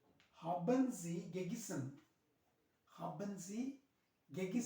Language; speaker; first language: German; non-native, learner; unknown